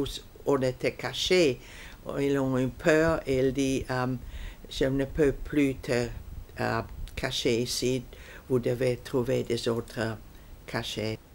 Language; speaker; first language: French; non-native, fluent; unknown